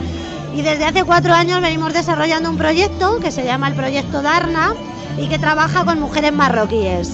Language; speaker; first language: Spanish; native; Spanish